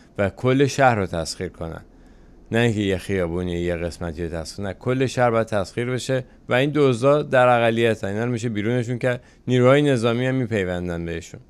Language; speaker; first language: Persian; native; Persian